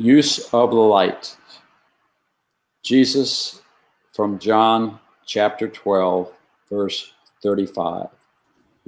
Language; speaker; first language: English; native; English